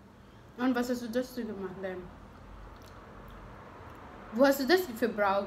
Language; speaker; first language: German; non-native, learner; Filipino